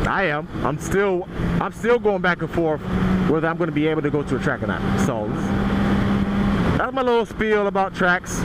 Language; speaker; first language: English; native; English